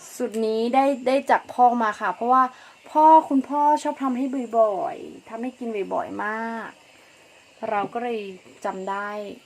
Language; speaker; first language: Thai; non-native, local second language; Karen languages